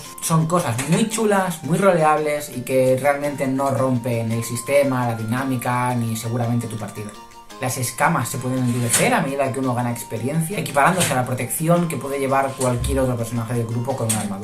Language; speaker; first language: Spanish; native; Spanish